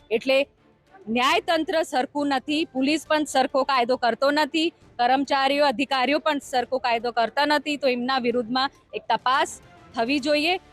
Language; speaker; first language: Gujarati; non-native, local second language; Rathawi